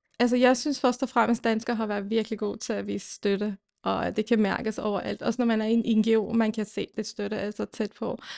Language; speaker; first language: Danish; early bilingual, other home language; Persian